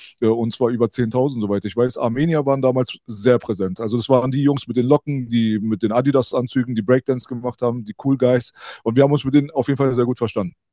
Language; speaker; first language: German; early bilingual, other home language; Persian